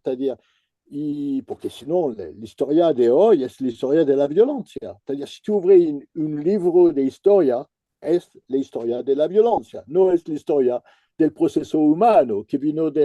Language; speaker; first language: Spanish; non-native, fluent; French